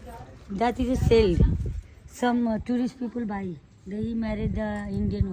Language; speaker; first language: English; non-native, local second language; Hindi